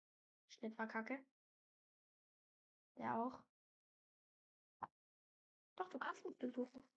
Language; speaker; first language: German; native; German